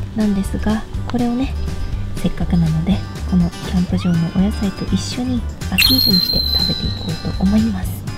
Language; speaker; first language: Japanese; native; Japanese